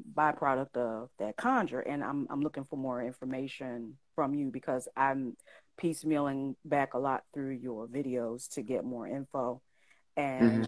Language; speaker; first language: English; native; English